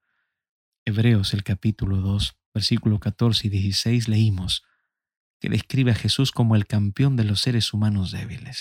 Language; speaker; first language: Spanish; native; Spanish